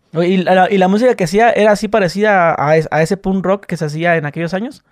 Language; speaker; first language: Spanish; native; Spanish